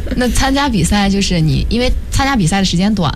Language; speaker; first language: Chinese; native; Chinese